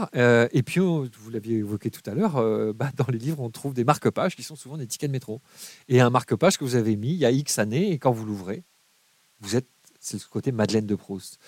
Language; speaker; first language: French; native; French